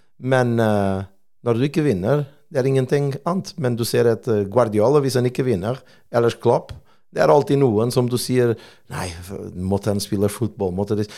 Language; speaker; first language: Norwegian; non-native, fluent; Portuguese